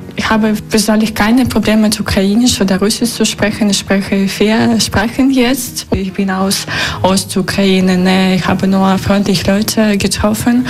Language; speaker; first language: German; non-native, learner; Russian